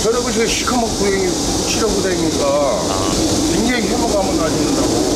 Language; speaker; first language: Korean; native; Korean